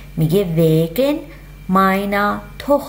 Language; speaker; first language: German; non-native, fluent; Persian